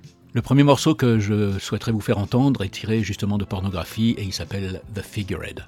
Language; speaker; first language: French; native; French